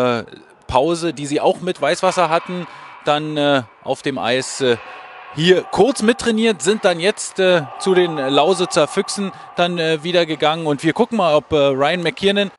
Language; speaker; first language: German; native; German